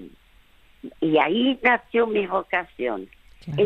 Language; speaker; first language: Spanish; early bilingual, other home language; French